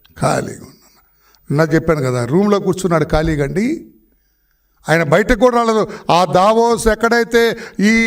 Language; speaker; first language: Telugu; native; Telugu